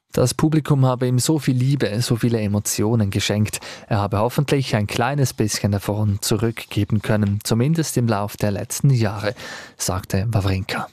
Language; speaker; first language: German; native; German